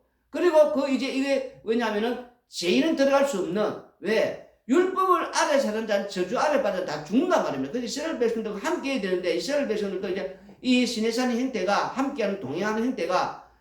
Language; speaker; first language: Korean; native; Korean